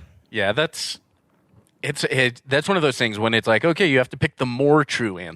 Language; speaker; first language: English; native; English